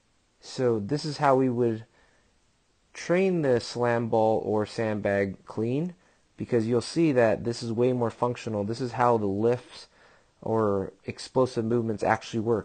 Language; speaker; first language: English; native; English